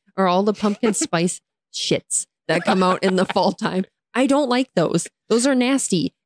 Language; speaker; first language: English; native; English